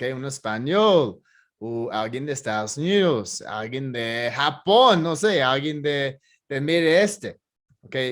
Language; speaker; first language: Spanish; non-native, fluent; English